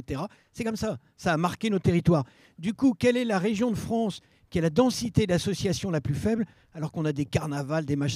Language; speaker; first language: French; native; French